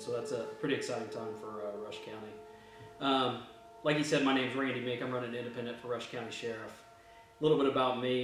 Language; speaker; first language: English; native; English